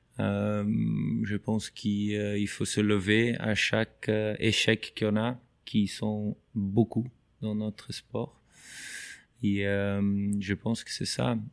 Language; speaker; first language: French; non-native, fluent; Portuguese